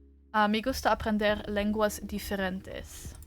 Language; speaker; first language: Spanish; non-native, learner; English